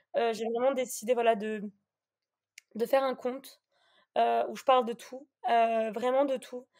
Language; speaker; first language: French; native; French